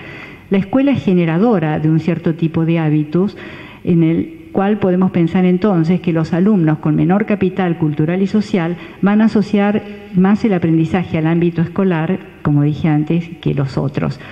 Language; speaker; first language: Spanish; native; Spanish